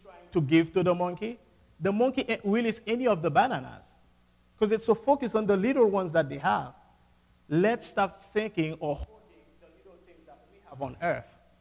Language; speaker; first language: English; non-native, fluent; Haitian Creole